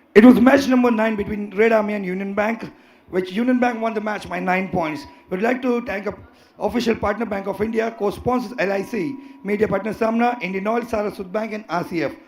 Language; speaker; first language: English; non-native, local second language; Marathi